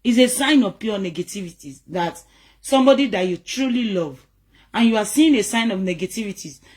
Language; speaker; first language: English; non-native, local second language; Yoruba